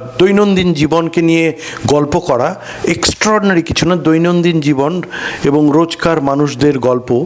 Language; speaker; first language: Bangla; native; Bangla